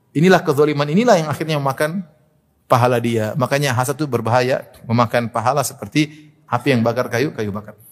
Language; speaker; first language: Indonesian; native; Indonesian